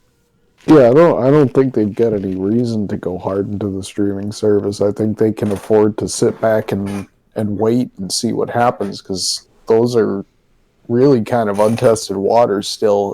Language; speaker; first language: English; native; English